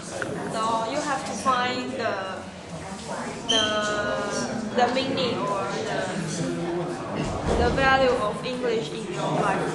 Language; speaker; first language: English; non-native, fluent; Chinese